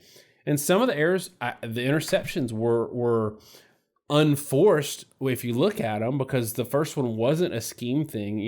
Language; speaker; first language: English; native; English